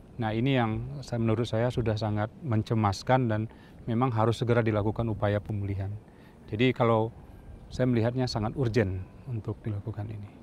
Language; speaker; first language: Indonesian; native; Indonesian